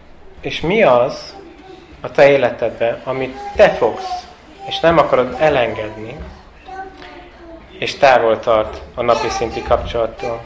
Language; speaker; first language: Hungarian; non-native, fluent; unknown